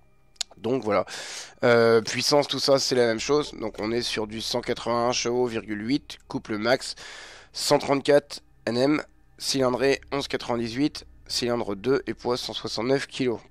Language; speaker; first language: French; native; French